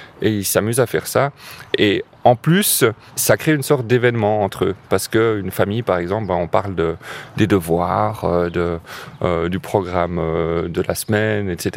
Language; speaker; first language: French; native; French